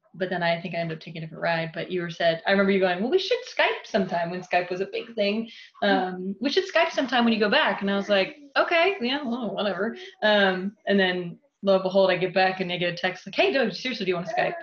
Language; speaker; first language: English; native; English